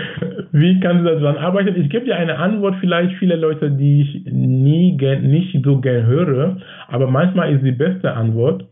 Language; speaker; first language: German; non-native, fluent; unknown